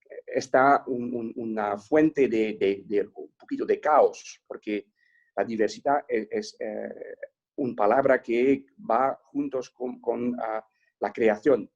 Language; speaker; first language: Spanish; non-native, fluent; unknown